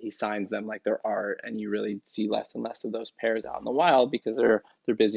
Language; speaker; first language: English; native; English